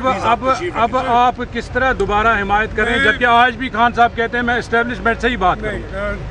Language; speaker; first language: Urdu; native; Urdu